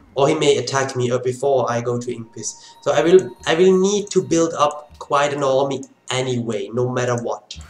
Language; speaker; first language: English; non-native, fluent; Swiss German